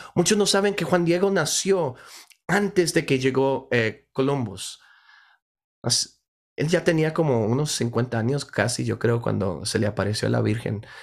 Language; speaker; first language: Spanish; early bilingual, heritage; Spanish